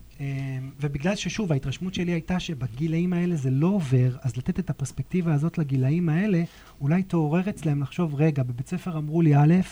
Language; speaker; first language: Hebrew; native; Hebrew